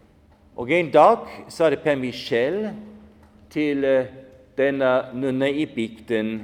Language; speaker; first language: Swedish; non-native, fluent; German